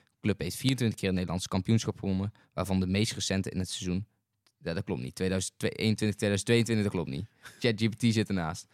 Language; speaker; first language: Dutch; native; Dutch